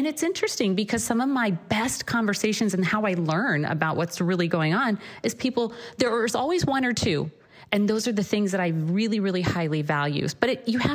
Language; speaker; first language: English; native; English